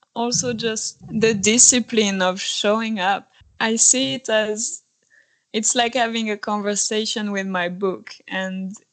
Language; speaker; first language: English; non-native, fluent; French